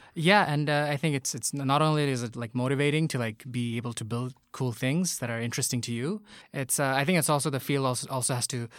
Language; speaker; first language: English; non-native, local second language; Bangla